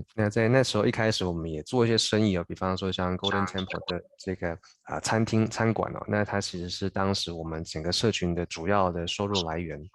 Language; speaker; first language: Chinese; native; Chinese